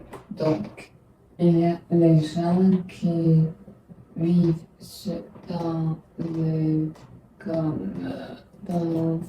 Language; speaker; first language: French; non-native, learner; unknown